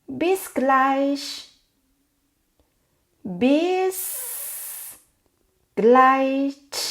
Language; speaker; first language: German; non-native, fluent; Thai